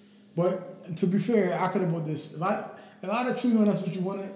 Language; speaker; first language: English; native; English